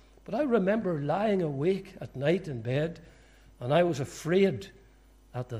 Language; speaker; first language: English; native; English